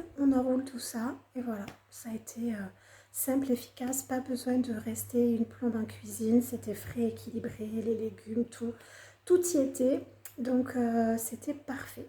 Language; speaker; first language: French; native; French